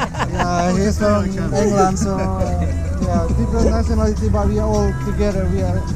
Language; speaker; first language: English; non-native, learner; Indonesian